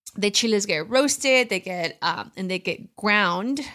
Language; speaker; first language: English; early bilingual, other home language; Spanish